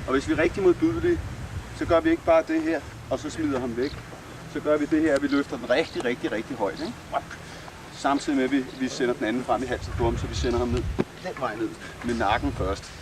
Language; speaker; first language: Danish; native; Danish